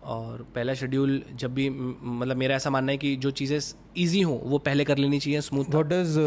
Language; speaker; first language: Hindi; native; Hindi